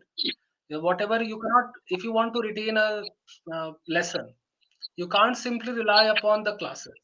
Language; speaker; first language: English; non-native, local second language; Hindi